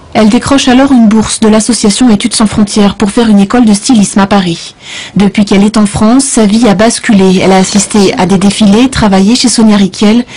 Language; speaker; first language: French; native; French